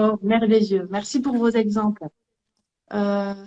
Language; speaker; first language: French; native; French